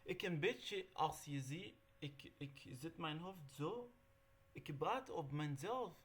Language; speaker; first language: Dutch; non-native, learner; Arabic